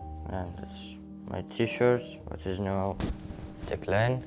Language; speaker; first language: Dutch; non-native, learner; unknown